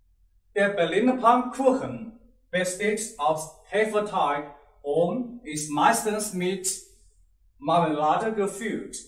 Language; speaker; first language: German; non-native, learner; Chinese